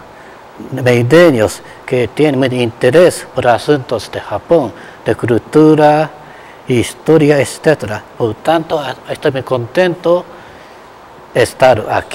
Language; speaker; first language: Spanish; non-native, fluent; Japanese